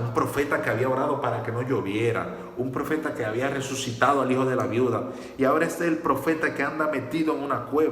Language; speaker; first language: Spanish; native; Spanish